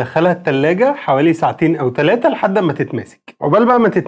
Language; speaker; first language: Arabic; native; Arabic